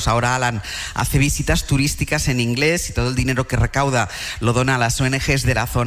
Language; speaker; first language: Spanish; native; Spanish